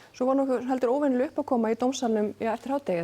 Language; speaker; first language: Icelandic; native; Icelandic